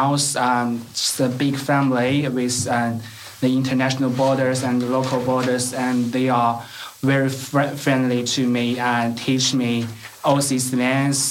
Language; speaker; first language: English; non-native, learner; Chinese